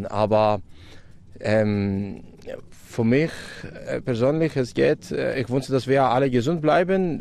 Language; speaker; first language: German; non-native, fluent; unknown